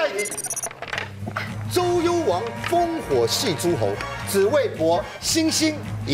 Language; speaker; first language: Chinese; native; Chinese